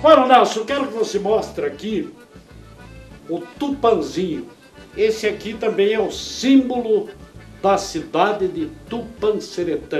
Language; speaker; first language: Portuguese; native; Portuguese